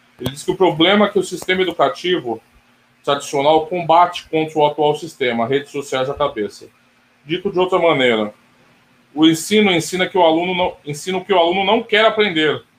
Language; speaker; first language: Portuguese; native; Portuguese